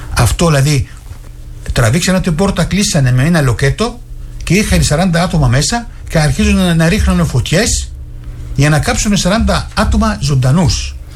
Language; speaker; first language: Greek; non-native, fluent; Arabic